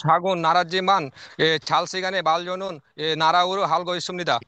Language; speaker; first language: Korean; non-native, learner; Bangla